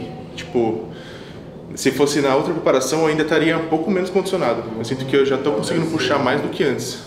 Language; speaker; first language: Portuguese; native; Portuguese